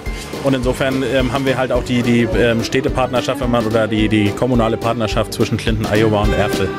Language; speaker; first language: German; native; German